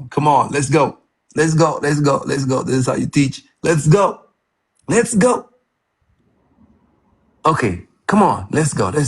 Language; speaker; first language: English; non-native, fluent; Amharic